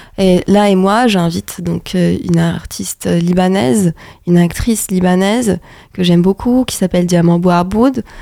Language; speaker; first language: French; non-native, local second language; Arabic